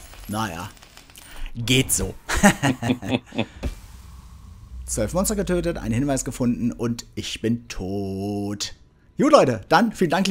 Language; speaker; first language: German; native; German